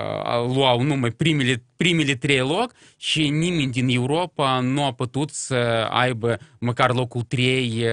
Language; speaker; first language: Romanian; non-native, local second language; Russian